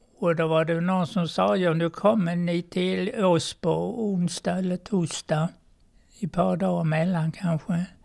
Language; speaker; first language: Swedish; native; Swedish